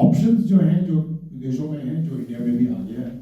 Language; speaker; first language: Hindi; native; Hindi